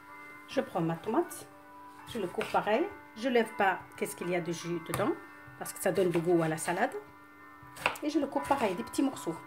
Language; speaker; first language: French; non-native, local second language; Arabic